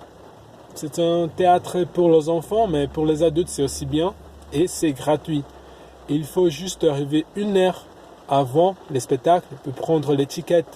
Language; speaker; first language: French; non-native, fluent; Portuguese